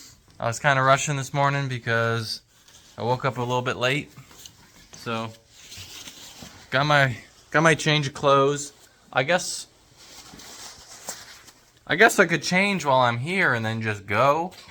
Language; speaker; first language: English; native; English